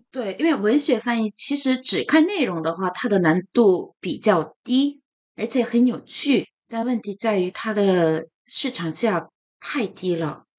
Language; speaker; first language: Chinese; non-native, fluent; Korean